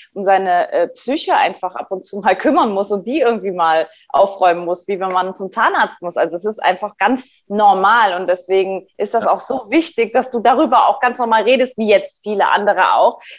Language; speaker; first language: German; native; German